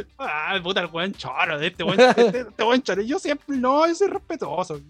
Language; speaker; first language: Spanish; native; Spanish